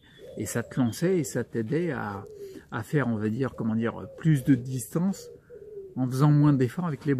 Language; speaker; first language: French; native; French